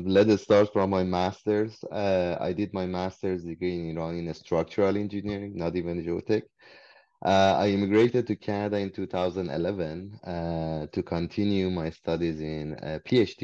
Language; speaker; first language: English; non-native, fluent; Persian